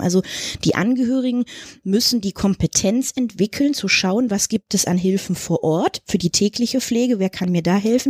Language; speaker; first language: German; native; German